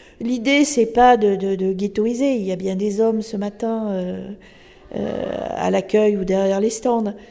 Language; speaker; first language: French; native; French